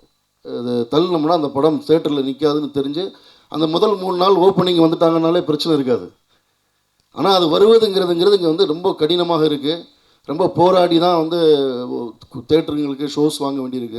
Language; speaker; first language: Tamil; native; Tamil